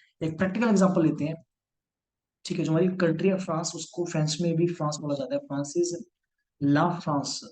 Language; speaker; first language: Hindi; non-native, local second language; Punjabi